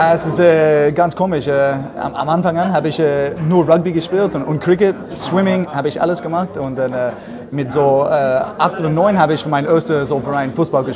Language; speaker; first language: German; non-native, learner; English